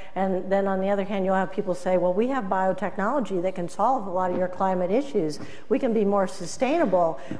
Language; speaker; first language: English; native; English